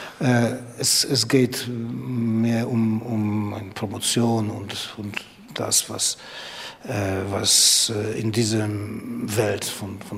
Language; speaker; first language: German; non-native, learner; Polish